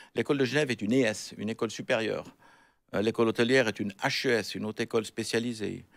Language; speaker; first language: French; native; French